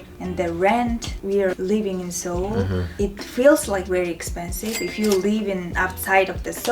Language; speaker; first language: English; non-native, fluent; Mongolian